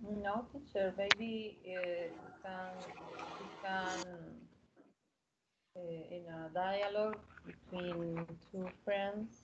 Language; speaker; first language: English; non-native, learner; Spanish